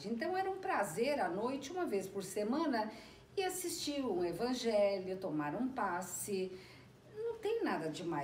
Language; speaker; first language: Portuguese; native; Portuguese